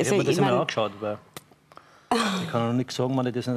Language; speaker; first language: German; native; German